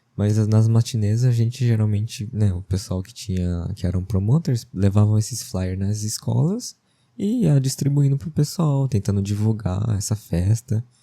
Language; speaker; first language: Portuguese; early bilingual, other home language; Japanese